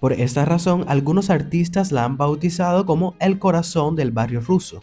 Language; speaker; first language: Spanish; native; Spanish